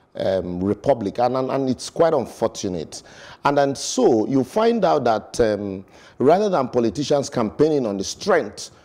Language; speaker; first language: English; non-native, local second language; Bini